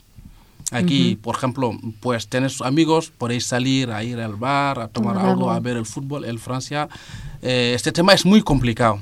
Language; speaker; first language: Spanish; non-native, fluent; Serer